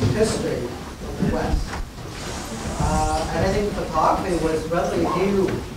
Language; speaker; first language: English; early bilingual, other home language; Vietnamese